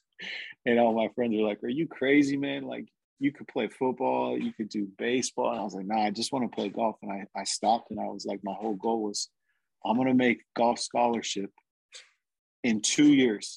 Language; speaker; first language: English; native; English